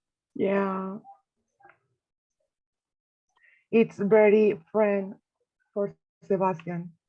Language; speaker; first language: English; non-native, learner; Spanish